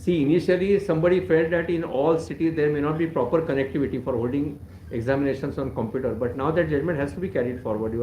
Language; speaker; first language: English; non-native, local second language; Marathi